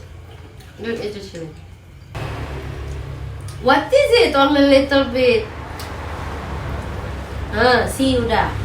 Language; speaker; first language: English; non-native, learner; Indonesian